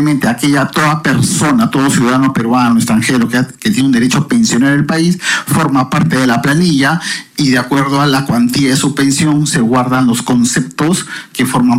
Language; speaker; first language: Spanish; native; Spanish